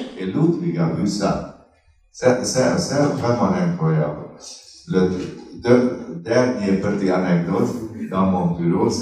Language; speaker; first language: French; non-native, fluent; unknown